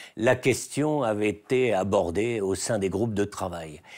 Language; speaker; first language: French; native; French